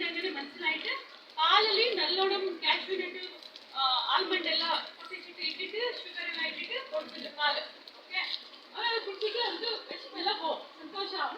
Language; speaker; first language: Malayalam; non-native, local second language; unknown